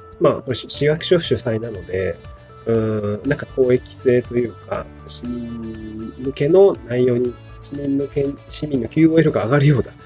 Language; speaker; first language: Japanese; native; Japanese